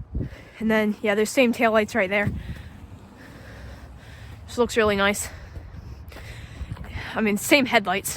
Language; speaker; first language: English; native; English